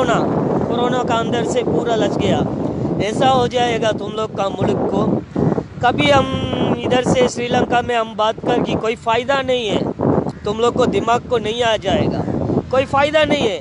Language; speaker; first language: Hindi; non-native, learner; Tamil